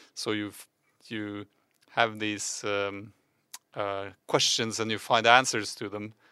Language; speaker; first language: English; non-native, fluent; Norwegian